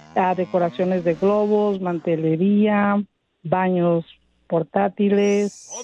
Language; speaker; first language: Spanish; native; Spanish